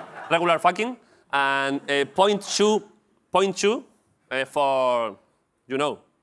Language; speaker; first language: English; non-native, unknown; Spanish